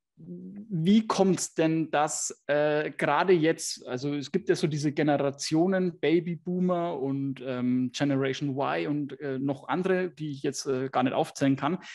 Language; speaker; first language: German; native; German